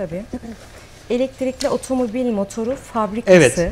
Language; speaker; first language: Turkish; native; Turkish